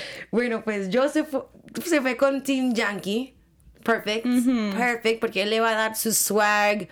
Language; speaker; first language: Spanish; early bilingual, heritage; Spanish